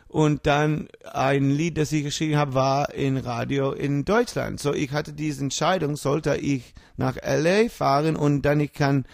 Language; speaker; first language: German; non-native, fluent; English